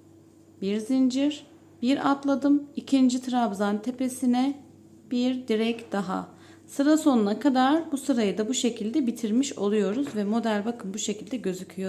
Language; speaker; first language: Turkish; native; Turkish